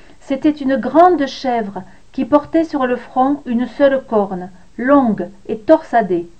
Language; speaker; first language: French; native; French